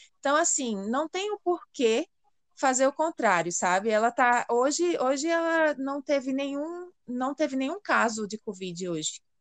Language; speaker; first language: Portuguese; native; Portuguese